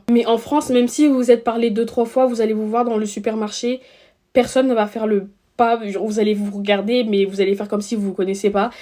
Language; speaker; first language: French; native; French